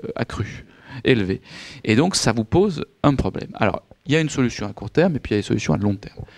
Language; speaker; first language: French; native; French